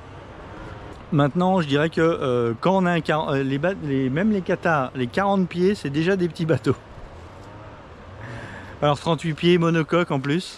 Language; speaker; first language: French; native; French